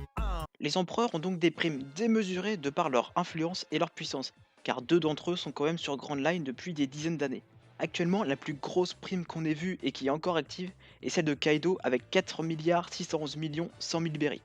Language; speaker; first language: French; native; French